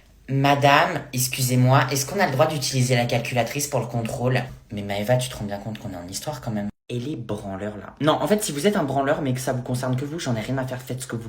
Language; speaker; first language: French; native; French